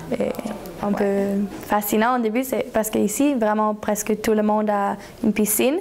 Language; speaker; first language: French; non-native, learner; German